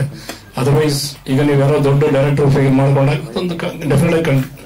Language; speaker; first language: Kannada; native; Kannada